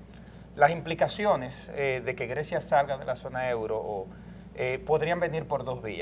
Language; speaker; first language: Spanish; native; Spanish